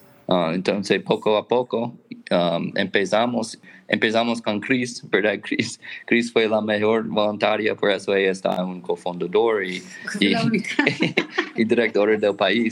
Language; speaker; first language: Spanish; non-native, fluent; English